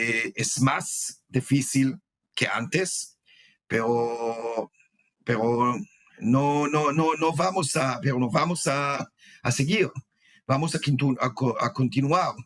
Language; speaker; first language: Spanish; non-native, fluent; Hebrew